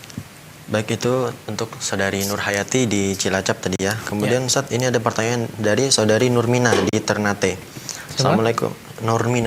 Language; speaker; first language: Indonesian; native; Indonesian